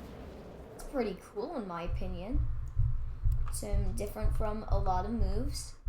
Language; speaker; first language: English; native; English